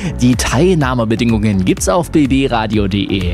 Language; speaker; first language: German; native; German